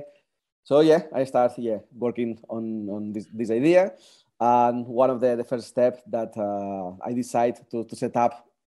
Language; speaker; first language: English; non-native, fluent; Spanish